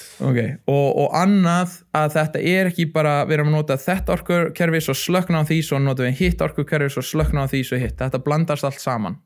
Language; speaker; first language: Icelandic; early bilingual, other home language; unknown